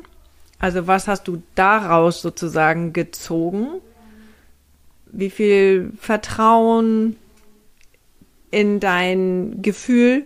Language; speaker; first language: German; native; German